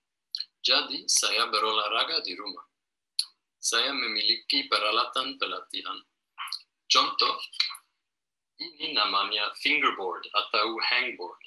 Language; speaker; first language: Indonesian; non-native, learner; German